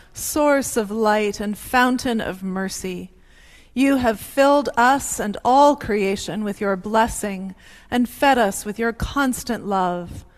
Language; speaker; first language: English; native; English